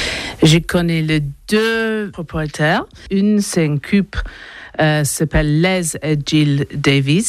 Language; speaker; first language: French; non-native, learner; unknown